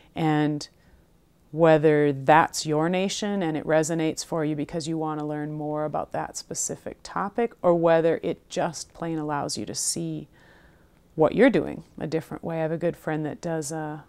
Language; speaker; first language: English; native; English